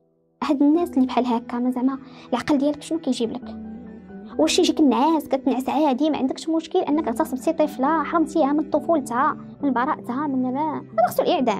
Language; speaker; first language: Arabic; native; Arabic